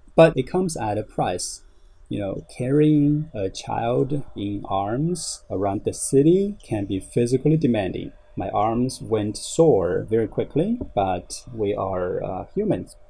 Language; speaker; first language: English; non-native, fluent; Chinese